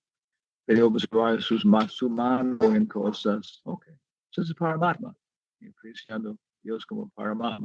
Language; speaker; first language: Spanish; non-native, learner; English